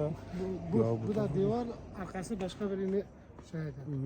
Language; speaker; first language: Turkish; non-native, learner; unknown